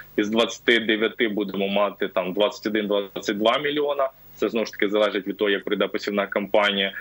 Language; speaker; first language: Ukrainian; native; Ukrainian